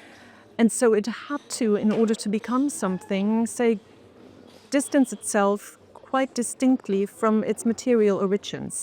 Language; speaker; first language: English; non-native, fluent; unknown